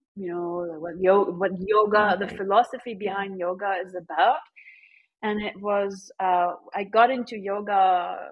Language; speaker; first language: English; early bilingual, other home language; Persian